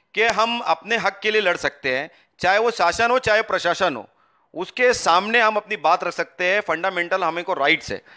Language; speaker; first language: Hindi; non-native, local second language; Urdu